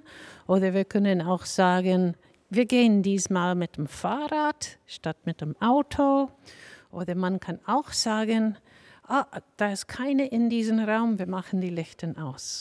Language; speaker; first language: German; non-native, fluent; English